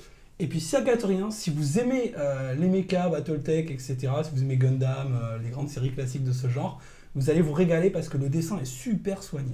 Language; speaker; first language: French; native; French